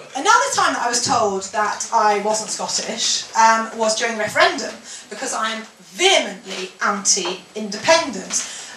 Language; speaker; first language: English; native; English